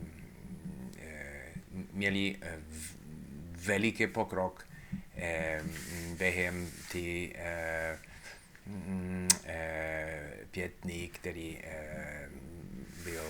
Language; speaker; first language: Czech; non-native, learner; English